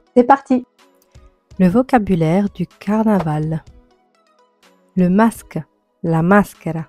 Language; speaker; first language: French; non-native, fluent; Italian